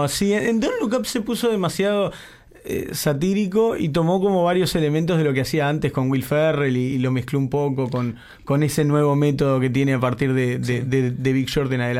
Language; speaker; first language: Spanish; native; Spanish